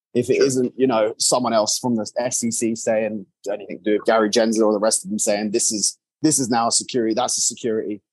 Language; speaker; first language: English; native; English